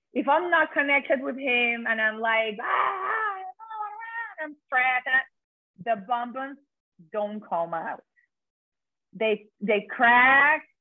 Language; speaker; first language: English; non-native, fluent; Spanish